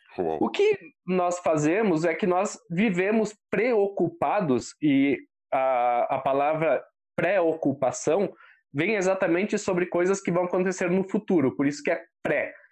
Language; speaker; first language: Portuguese; native; Portuguese